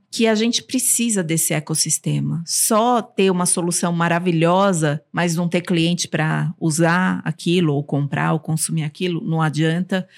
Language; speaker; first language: Portuguese; non-native, local second language; Armenian